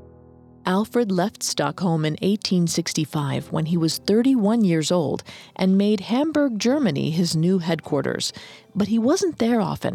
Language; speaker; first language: English; native; English